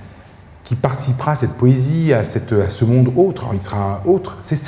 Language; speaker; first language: French; native; French